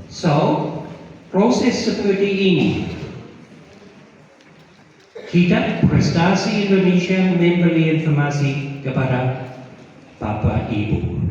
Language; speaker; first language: Indonesian; non-native, fluent; English